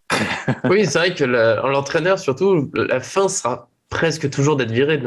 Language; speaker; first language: French; native; French